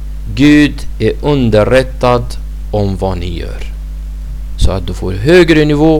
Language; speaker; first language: Swedish; non-native, fluent; Arabic